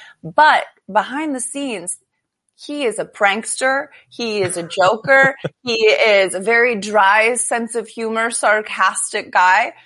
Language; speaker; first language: English; native; English